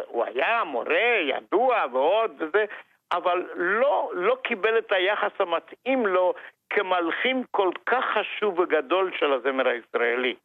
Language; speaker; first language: Hebrew; non-native, fluent; Romanian